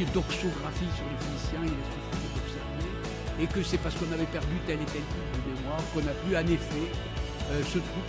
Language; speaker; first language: French; native; French